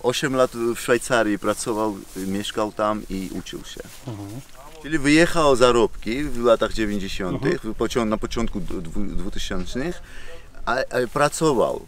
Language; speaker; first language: Polish; non-native, fluent; Georgian